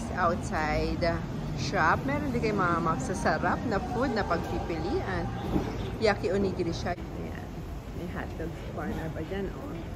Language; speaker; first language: Filipino; native; Filipino